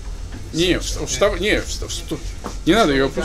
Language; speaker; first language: Russian; native; Russian